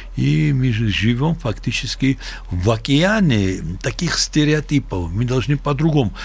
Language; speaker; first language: Russian; non-native, local second language; Georgian